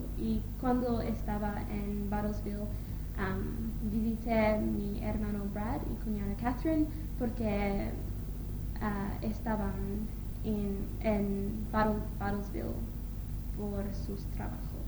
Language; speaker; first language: Spanish; non-native, learner; English